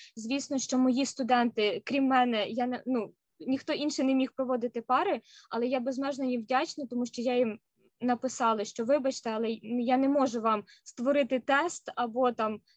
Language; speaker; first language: Ukrainian; native; Ukrainian